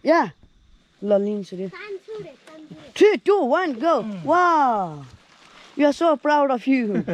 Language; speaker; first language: English; non-native, learner; Nepali